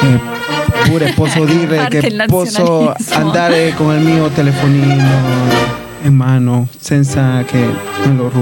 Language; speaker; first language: Italian; non-native, learner; Spanish